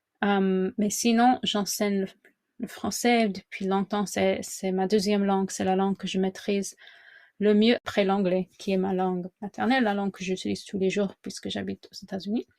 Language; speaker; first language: French; non-native, fluent; English